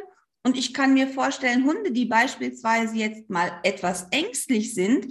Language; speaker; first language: German; native; German